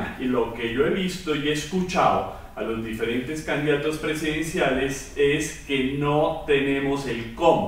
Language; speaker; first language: Spanish; native; Spanish